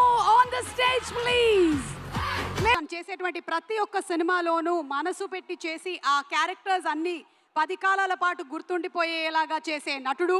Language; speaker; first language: Telugu; native; Telugu